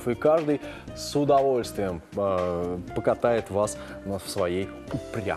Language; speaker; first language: Russian; native; Russian